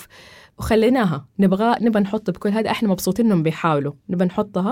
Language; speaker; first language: Arabic; native; Arabic